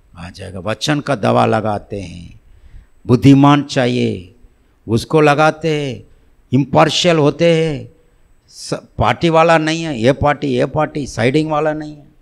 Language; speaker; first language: Hindi; non-native, local second language; Tamil